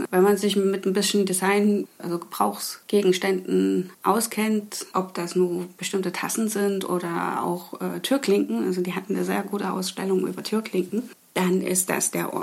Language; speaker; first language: German; native; German